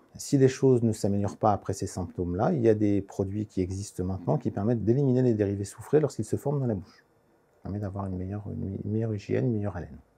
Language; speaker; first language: French; native; French